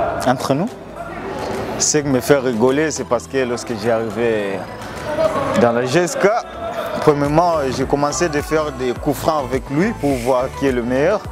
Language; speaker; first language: French; non-native, local second language; Rundi